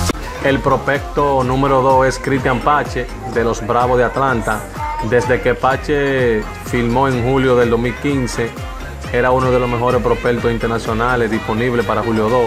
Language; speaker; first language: Spanish; native; Spanish